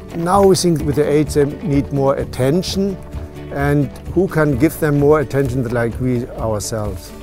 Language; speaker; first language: English; non-native, fluent; German